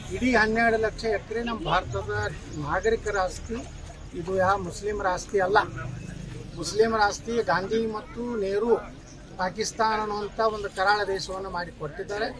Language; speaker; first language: Kannada; native; Kannada